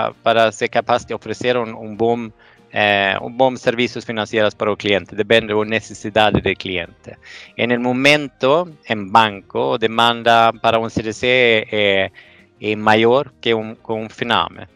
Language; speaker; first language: Portuguese; non-native, fluent; Swedish